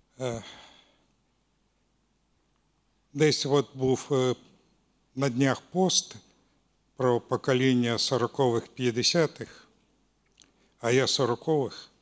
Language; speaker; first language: Ukrainian; non-native, local second language; Russian